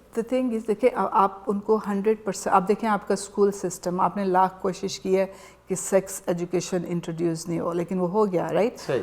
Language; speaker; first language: Urdu; native; Urdu